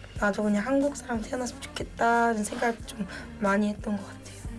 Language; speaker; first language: Korean; early bilingual, other home language; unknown